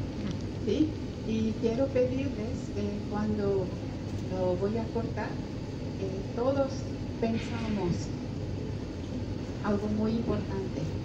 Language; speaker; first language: Spanish; non-native, fluent; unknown